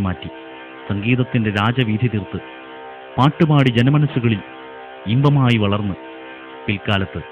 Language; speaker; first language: Malayalam; native; Malayalam